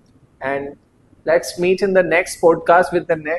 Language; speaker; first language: English; non-native, local second language; Hindi